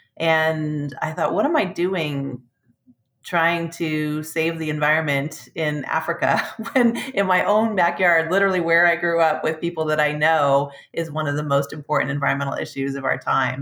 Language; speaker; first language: English; native; English